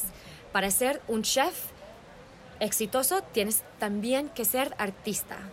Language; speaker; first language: Spanish; early bilingual, heritage; English